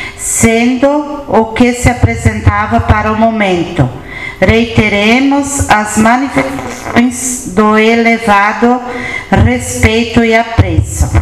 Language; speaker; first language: Portuguese; native; Portuguese